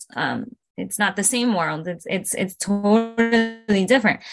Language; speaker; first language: English; early bilingual, other home language; Spanish